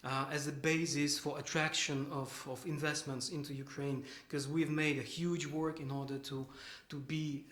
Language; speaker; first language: English; non-native, fluent; Ukrainian